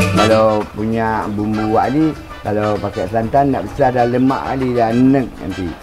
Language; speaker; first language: Malay; non-native, local second language; Achinese